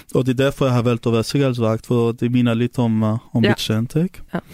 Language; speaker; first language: Danish; non-native, fluent; Arabic